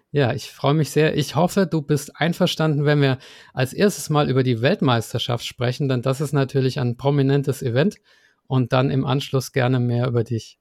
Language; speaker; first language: German; native; German